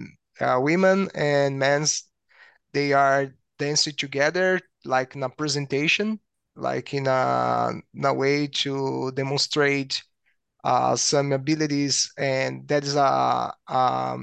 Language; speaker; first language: English; non-native, learner; Portuguese